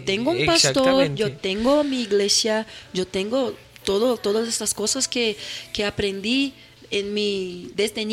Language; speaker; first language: Spanish; non-native, fluent; Portuguese